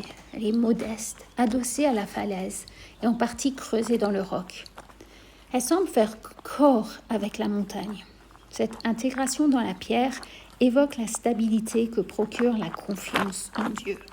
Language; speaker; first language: French; native; French